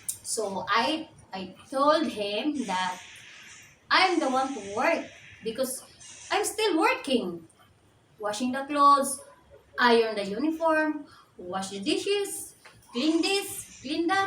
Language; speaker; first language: English; non-native, local second language; Cebuano